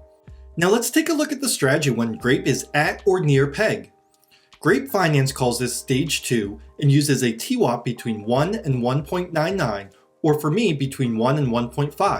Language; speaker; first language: English; native; English